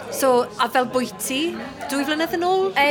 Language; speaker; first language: Welsh; native; Welsh